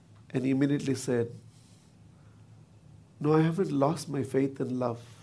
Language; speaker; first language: English; non-native, local second language; Tamil